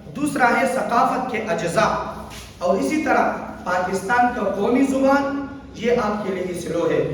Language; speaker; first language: Urdu; non-native, local second language; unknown